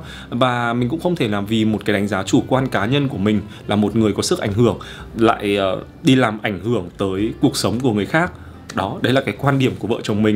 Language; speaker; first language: Vietnamese; native; Vietnamese